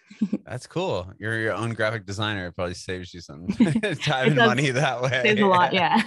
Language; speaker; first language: English; native; English